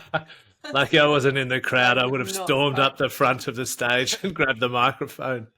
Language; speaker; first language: English; native; English